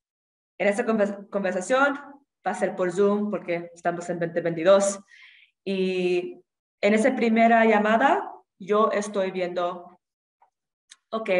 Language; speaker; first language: Spanish; non-native, fluent; English